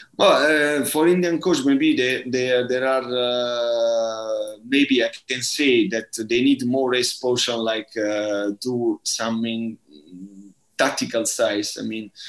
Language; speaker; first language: English; non-native, learner; Italian